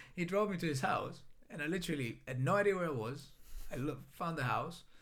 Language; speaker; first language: English; non-native, fluent; Greek